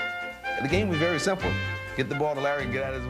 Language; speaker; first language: English; native; English